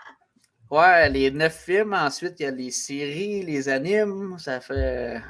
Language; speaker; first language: French; native; French